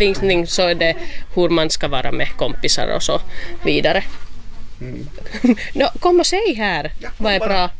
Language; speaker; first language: Swedish; non-native, local second language; Finnish